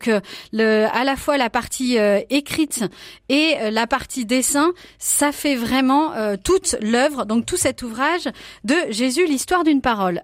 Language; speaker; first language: French; native; French